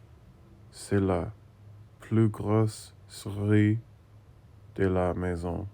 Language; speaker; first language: French; non-native, learner; English